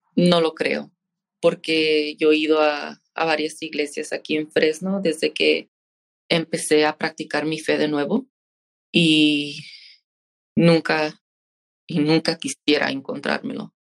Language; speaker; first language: Spanish; early bilingual, heritage; Spanish